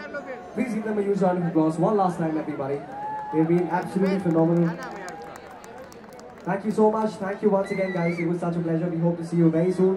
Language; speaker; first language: English; non-native, local second language; Hindi